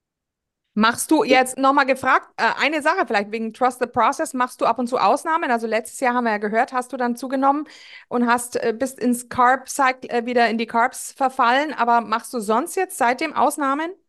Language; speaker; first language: German; native; German